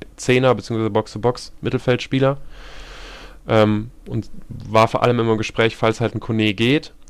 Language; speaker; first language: German; native; German